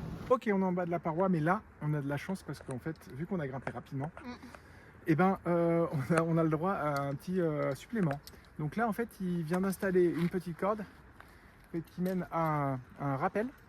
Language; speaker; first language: French; native; French